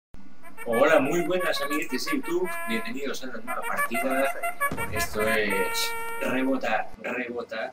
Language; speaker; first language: Spanish; native; Spanish